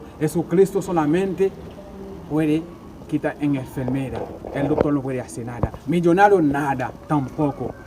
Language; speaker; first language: Spanish; non-native, learner; Haitian Creole